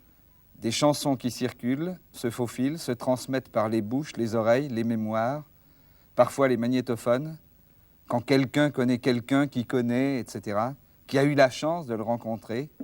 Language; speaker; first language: French; native; French